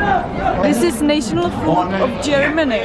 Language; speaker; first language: English; non-native, learner; Czech